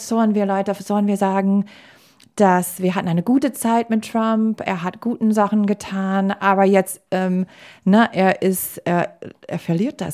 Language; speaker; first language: German; non-native, fluent; English